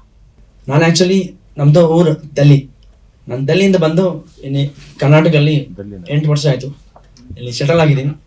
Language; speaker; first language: Kannada; non-native, learner; Hindi